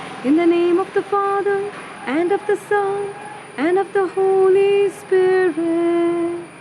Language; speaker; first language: English; non-native, local second language; Malayalam